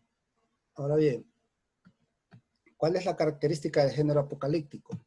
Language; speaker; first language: Spanish; native; Spanish